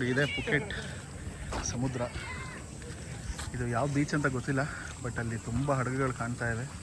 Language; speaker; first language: Kannada; native; Kannada